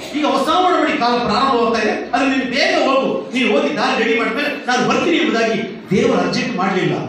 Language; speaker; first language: Kannada; non-native, local second language; Tamil